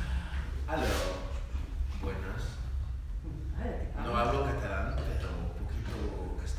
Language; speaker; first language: Spanish; non-native, learner; French